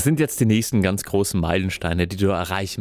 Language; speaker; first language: German; native; German